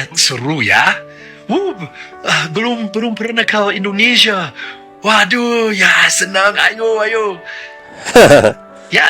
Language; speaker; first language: Indonesian; non-native, learner; English